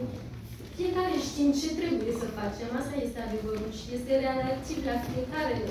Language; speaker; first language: Romanian; early bilingual, heritage; French